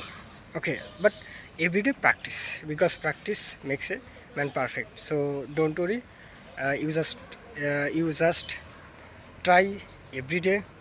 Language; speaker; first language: English; non-native, learner; Bangla